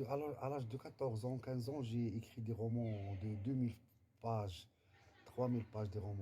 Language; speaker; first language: French; non-native, learner; Arabic